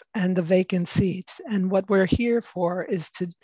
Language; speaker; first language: English; native; English